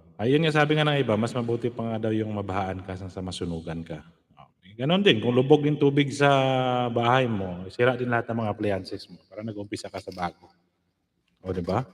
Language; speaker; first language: Filipino; non-native, local second language; Hiligaynon